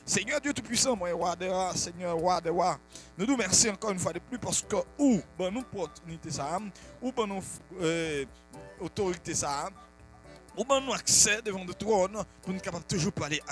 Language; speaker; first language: French; non-native, local second language; Haitian Creole